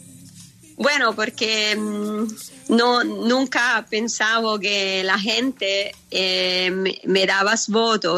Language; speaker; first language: Spanish; non-native, fluent; Italian